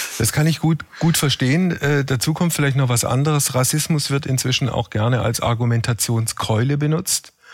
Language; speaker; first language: German; native; German